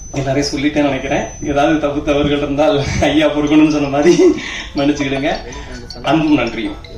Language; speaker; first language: Tamil; native; Tamil